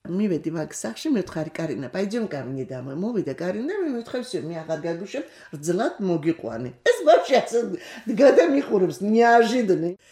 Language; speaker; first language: Georgian; non-native, local second language; Kurdish